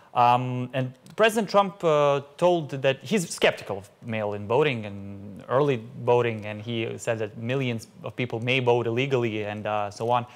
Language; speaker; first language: English; non-native, fluent; Lithuanian